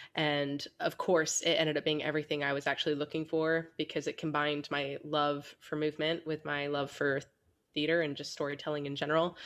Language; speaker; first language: English; native; English